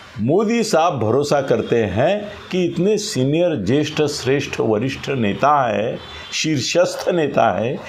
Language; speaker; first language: Hindi; non-native, local second language; Marathi